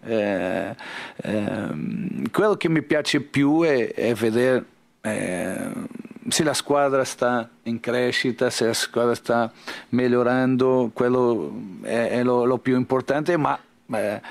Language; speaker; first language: Italian; non-native, learner; Portuguese